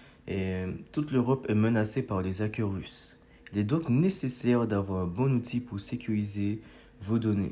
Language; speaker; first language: French; native; French